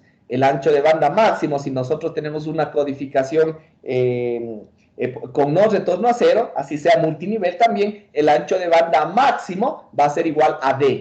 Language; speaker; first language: Spanish; native; Spanish